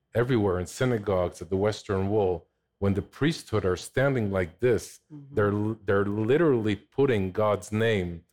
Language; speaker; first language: English; non-native, fluent; Hebrew